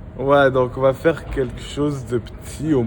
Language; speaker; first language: French; native; French